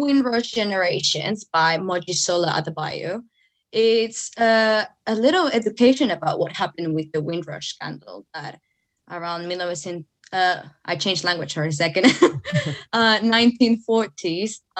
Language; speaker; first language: English; non-native, fluent; Spanish